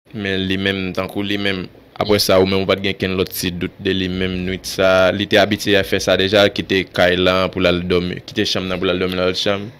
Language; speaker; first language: Haitian Creole; native; Haitian Creole